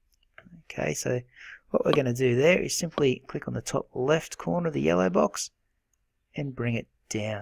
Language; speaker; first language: English; native; English